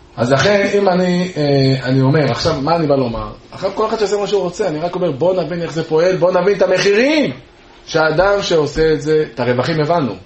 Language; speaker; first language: Hebrew; native; Hebrew